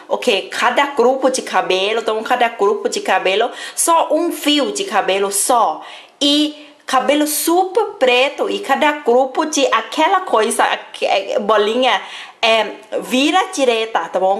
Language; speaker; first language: Portuguese; non-native, fluent; Thai